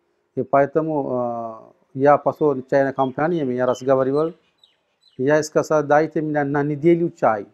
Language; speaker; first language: Russian; non-native, learner; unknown